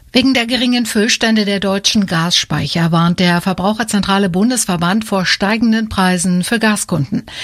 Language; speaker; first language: German; native; German